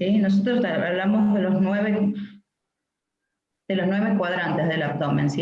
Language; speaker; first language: Spanish; native; Spanish